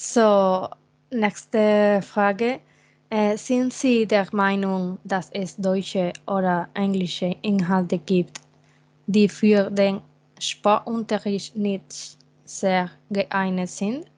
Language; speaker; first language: German; non-native, fluent; Spanish